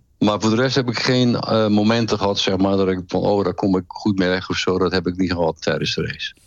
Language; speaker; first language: Dutch; native; Dutch